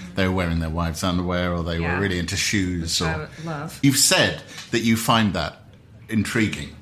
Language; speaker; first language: English; native; English